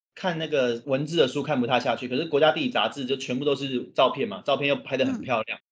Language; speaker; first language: Chinese; native; Chinese